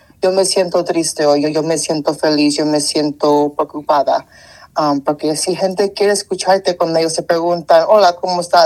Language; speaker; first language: Spanish; early bilingual, heritage; Spanish